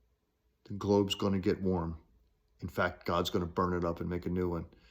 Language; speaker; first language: English; native; English